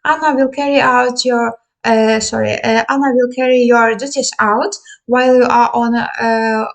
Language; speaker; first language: English; non-native, fluent; Ukrainian